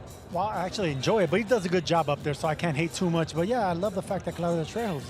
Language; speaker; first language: English; native; English